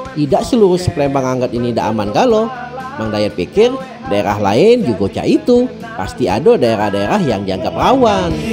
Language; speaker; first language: Indonesian; native; Indonesian